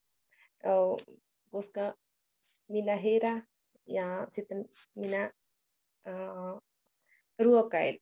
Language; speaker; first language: Finnish; non-native, learner; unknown